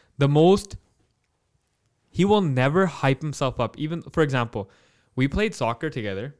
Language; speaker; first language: English; early bilingual, other home language; Punjabi